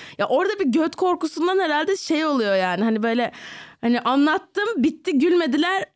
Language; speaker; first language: Turkish; native; Turkish